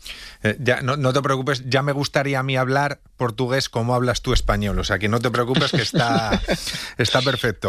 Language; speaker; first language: Spanish; native; Spanish